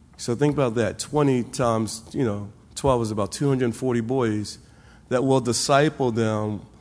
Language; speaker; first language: English; native; English